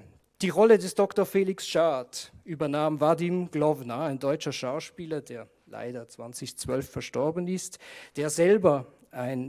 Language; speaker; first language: German; native; German